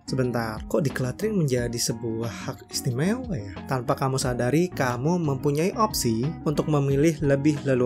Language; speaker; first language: Indonesian; native; Indonesian